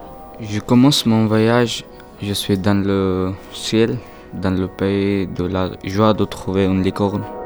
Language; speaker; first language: French; non-native, learner; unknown